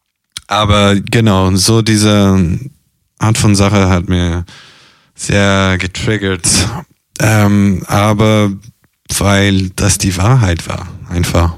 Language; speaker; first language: German; non-native, fluent; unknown